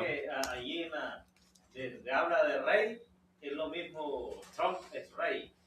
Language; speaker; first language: Spanish; non-native, learner; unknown